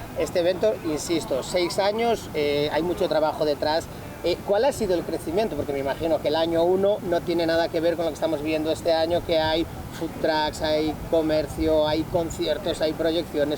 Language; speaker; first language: Spanish; native; Spanish